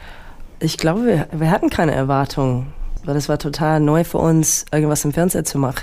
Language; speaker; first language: German; non-native, learner; English